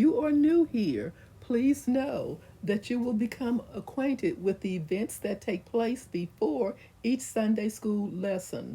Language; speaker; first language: English; native; English